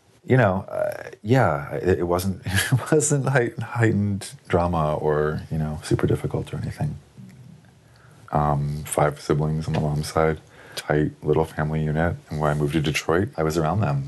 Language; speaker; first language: English; native; English